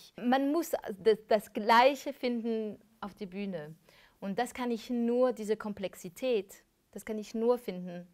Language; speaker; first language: German; non-native, fluent; French